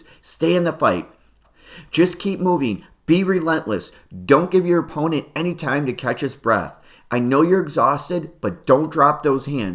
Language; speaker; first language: English; native; English